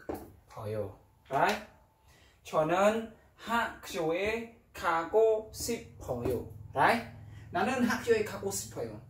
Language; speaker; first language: Korean; non-native, fluent; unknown